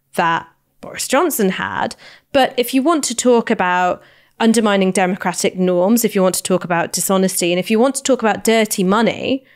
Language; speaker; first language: English; native; English